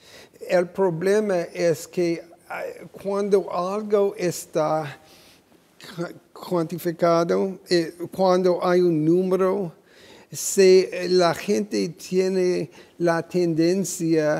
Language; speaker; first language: Spanish; non-native, fluent; English